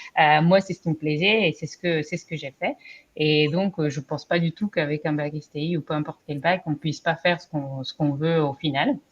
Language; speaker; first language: French; non-native, fluent; Spanish